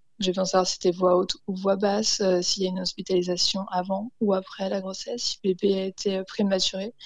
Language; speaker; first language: French; native; French